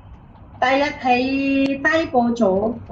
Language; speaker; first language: Cantonese; non-native, learner; Indonesian